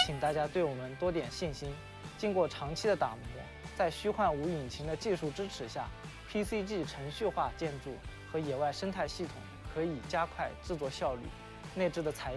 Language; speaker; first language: Chinese; native; Chinese